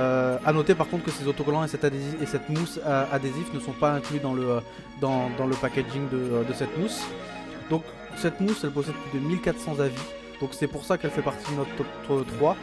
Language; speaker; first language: French; native; French